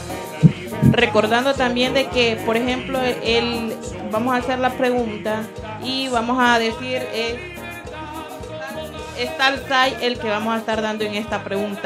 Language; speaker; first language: Spanish; native; Spanish